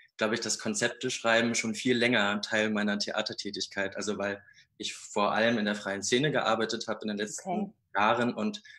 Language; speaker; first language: German; native; German